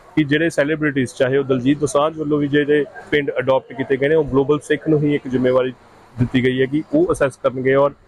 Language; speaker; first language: Punjabi; native; Punjabi